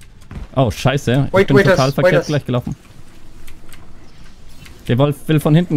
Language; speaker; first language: German; native; German